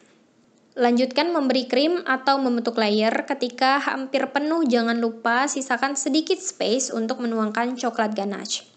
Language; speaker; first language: Indonesian; native; Indonesian